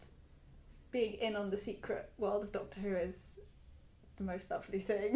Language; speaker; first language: English; native; English